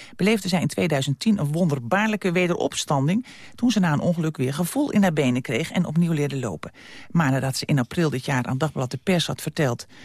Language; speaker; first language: Dutch; native; Dutch